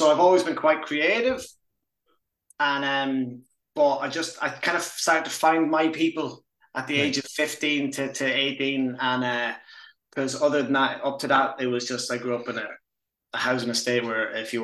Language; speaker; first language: English; native; English